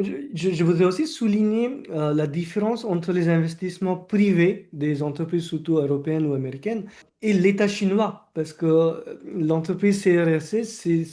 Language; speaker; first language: French; non-native, fluent; Marathi